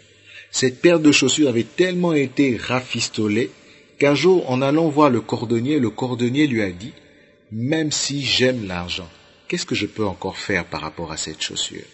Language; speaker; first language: French; non-native, local second language; Lingala